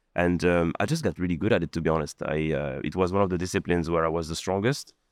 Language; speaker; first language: English; non-native, fluent; Arabic